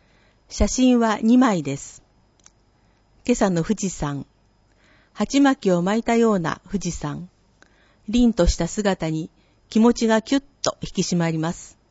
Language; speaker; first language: Japanese; native; Japanese